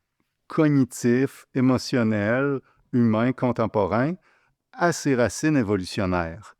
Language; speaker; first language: French; native; French